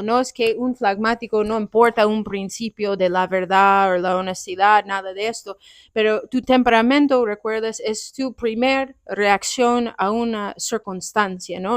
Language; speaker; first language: Spanish; non-native, fluent; English